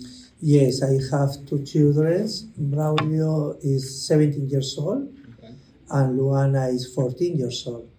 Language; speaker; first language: English; non-native, learner; Spanish